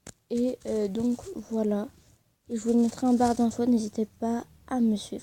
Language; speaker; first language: French; early bilingual, other home language; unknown